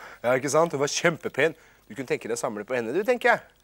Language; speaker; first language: Norwegian; native; Norwegian